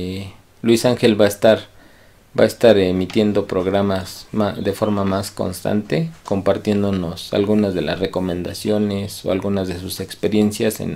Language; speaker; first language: Spanish; native; Spanish